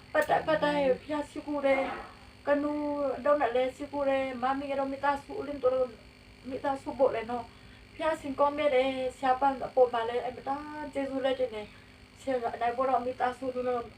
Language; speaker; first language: Burmese; non-native, local second language; Hakha Chin